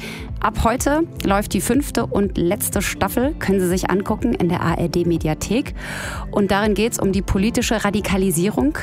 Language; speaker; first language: German; native; German